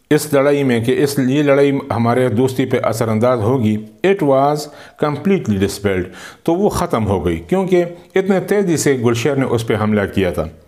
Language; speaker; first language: Urdu; non-native, local second language; Pashto